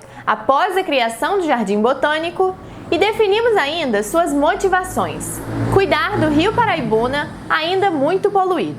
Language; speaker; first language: Portuguese; native; Portuguese